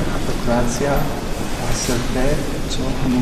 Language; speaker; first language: Korean; non-native, learner; Croatian